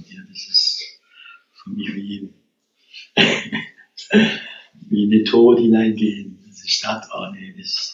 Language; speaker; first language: German; non-native, fluent; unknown